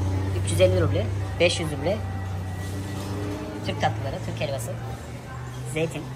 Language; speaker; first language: Turkish; native; Turkish